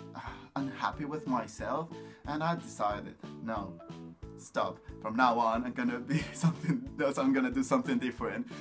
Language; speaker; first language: English; non-native, fluent; Spanish